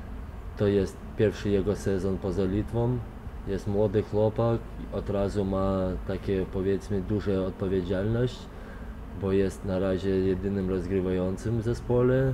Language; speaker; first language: Polish; non-native, fluent; Lithuanian